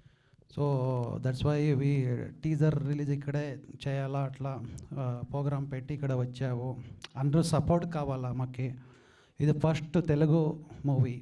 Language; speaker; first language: Telugu; non-native, learner; Kannada